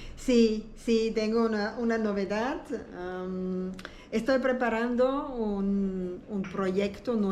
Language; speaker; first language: Spanish; non-native, learner; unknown